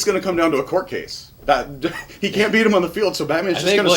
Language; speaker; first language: English; native; English